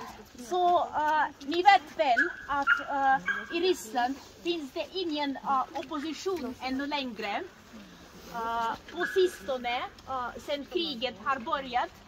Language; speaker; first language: Swedish; non-native, fluent; Russian